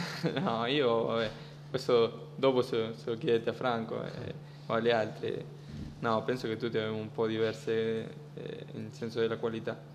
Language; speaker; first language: Italian; non-native, fluent; Spanish